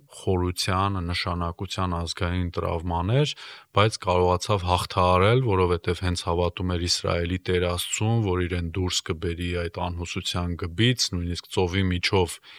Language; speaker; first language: Armenian; native; Armenian